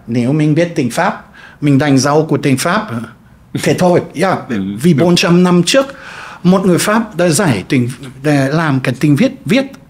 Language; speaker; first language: Vietnamese; non-native, fluent; German